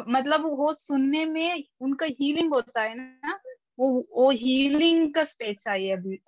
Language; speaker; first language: Hindi; non-native, local second language; Kannada